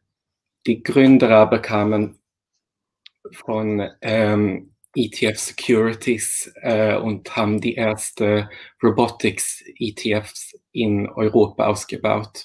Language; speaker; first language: German; non-native, fluent; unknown